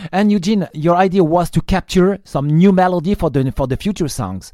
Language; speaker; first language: English; non-native, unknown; French